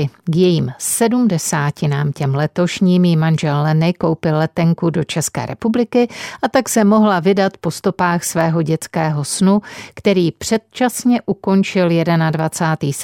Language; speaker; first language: Czech; native; Czech